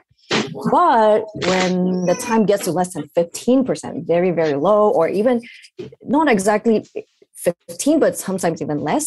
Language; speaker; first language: English; non-native, local second language; Chinese